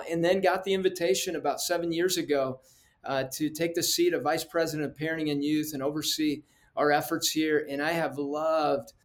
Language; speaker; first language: English; early bilingual, other home language; Spanish